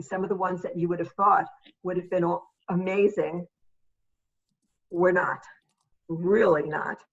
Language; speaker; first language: English; native; English